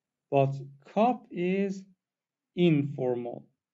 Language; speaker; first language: English; non-native, fluent; Persian